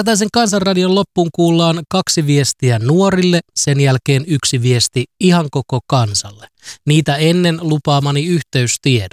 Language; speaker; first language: Finnish; native; Finnish